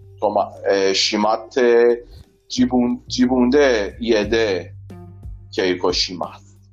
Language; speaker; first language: Japanese; non-native, learner; Persian